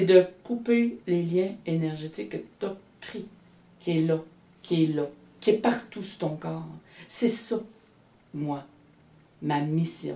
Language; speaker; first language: French; native; French